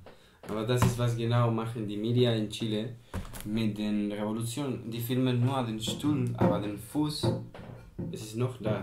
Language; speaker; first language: German; non-native, learner; Spanish